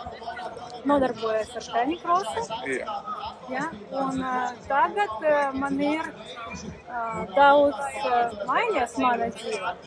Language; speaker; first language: Latvian; non-native, learner; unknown